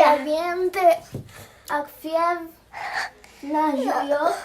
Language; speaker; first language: French; non-native, learner; Haitian Creole